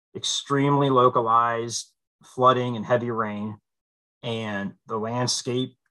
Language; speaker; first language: English; native; English